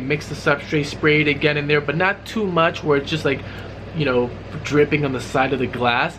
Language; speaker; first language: English; native; English